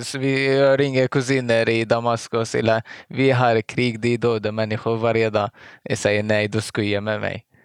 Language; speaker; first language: Swedish; non-native, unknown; Arabic